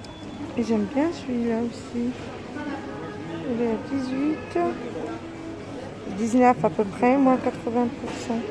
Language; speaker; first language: French; native; French